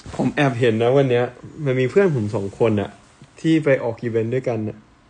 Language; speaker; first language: Thai; native; Thai